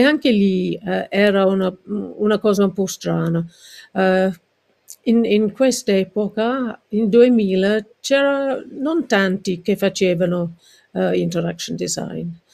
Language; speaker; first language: Italian; non-native, fluent; English